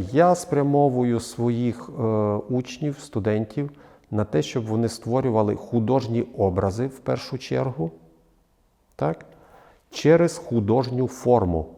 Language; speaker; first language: Ukrainian; native; Ukrainian